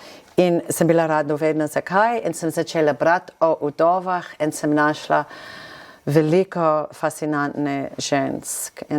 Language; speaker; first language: Slovenian; non-native, fluent; English